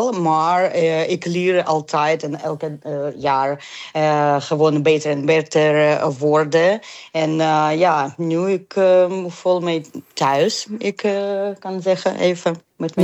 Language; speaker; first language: Dutch; non-native, learner; Ukrainian